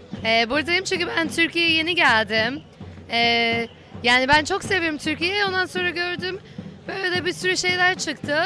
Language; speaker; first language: Turkish; early bilingual, heritage; Turkish